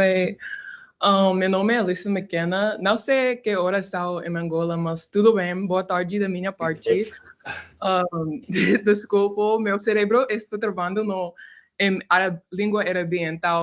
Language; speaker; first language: Portuguese; non-native, learner; English